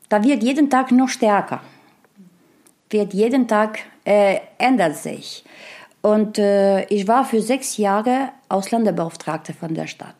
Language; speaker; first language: German; non-native, learner; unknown